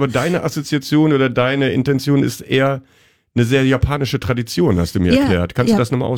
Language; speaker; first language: German; native; German